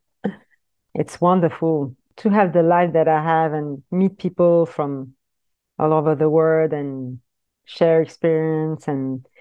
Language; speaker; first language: English; non-native, fluent; French